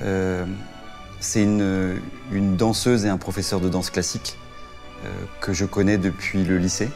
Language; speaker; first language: French; native; French